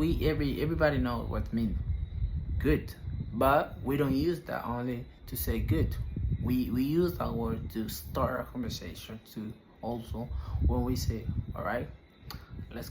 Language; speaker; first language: English; non-native, fluent; Spanish